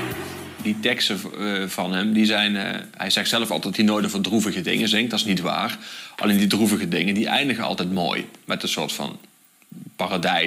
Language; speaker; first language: Dutch; native; Dutch